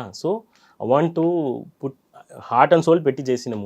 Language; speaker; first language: Telugu; non-native, learner; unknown